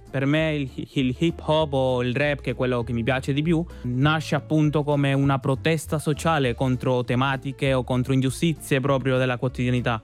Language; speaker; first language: Italian; non-native, fluent; Spanish